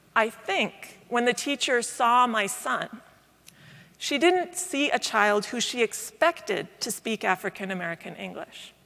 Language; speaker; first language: English; native; English